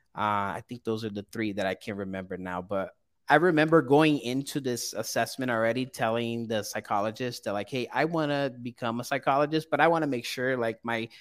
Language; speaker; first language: English; early bilingual, other home language; Portuguese